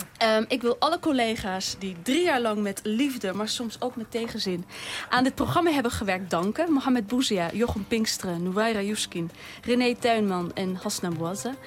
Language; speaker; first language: Dutch; early bilingual, other home language; Turkish